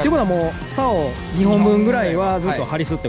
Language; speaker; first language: Japanese; native; Japanese